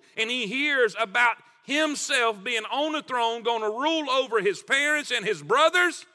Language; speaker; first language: English; native; English